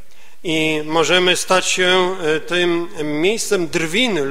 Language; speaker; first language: Polish; native; Polish